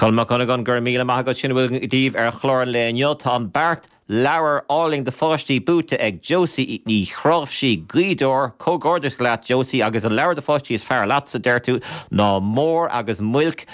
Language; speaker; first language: Irish; native; Irish